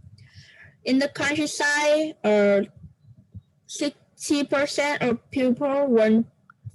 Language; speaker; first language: English; non-native, learner; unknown